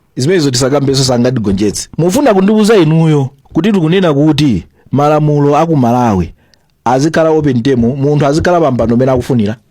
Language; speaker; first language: Nyanja; native; Nyanja